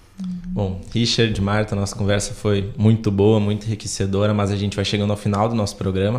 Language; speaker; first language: Portuguese; native; Portuguese